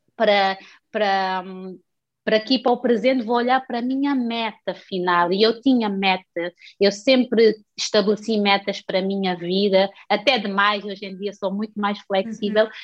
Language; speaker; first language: Portuguese; non-native, local second language; Kabuverdianu